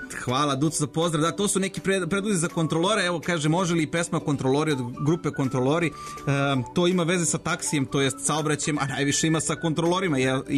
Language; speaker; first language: Serbian; native; Serbian